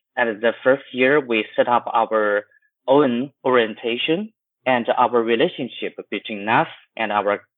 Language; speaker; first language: English; non-native, fluent; Chinese